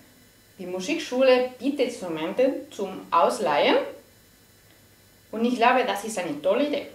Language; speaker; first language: German; non-native, fluent; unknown